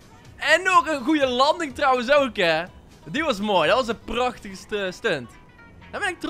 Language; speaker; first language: Dutch; native; Dutch